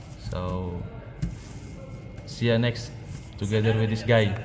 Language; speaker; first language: English; non-native, learner; Filipino